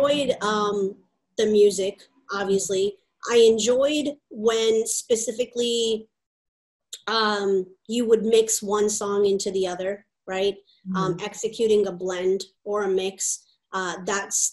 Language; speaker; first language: English; native; English